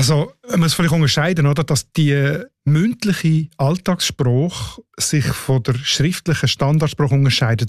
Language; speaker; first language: German; native; German